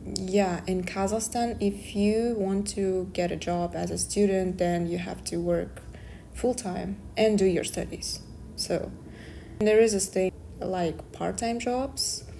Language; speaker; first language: English; non-native, fluent; Kazakh